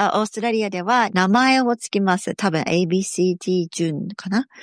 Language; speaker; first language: Japanese; native; Japanese